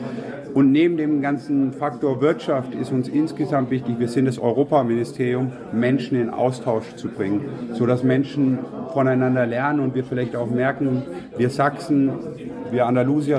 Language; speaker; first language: German; native; German